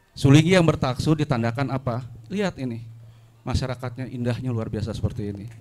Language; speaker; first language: Indonesian; non-native, local second language; Sundanese